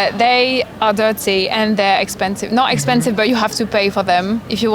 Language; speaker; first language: English; non-native, fluent; French